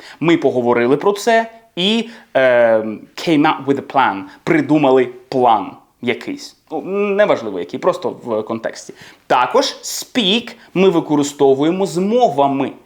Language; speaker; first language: Ukrainian; native; Ukrainian